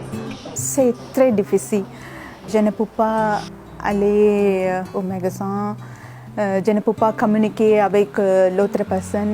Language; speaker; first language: French; non-native, learner; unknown